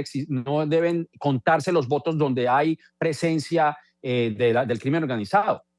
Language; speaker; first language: Spanish; native; Spanish